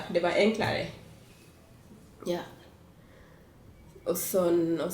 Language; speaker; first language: Swedish; non-native, fluent; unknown